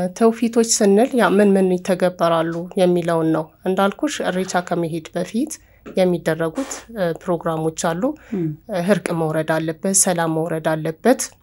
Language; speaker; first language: Amharic; non-native, local second language; Oromo